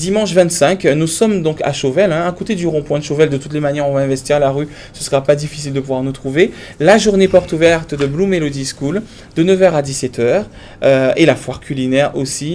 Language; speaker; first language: French; native; French